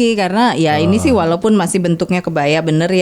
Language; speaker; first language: Indonesian; native; Indonesian